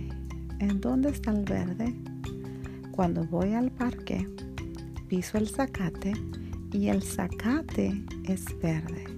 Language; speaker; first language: Spanish; early bilingual, heritage; Spanish